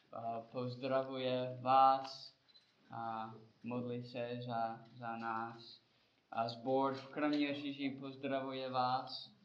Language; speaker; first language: Czech; non-native, learner; English